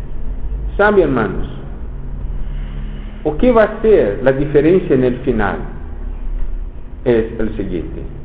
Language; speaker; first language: Spanish; non-native, fluent; Portuguese